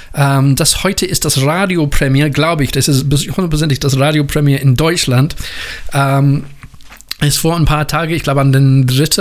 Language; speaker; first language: German; non-native, learner; English